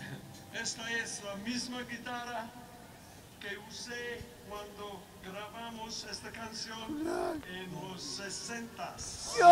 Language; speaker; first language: Spanish; non-native, learner; English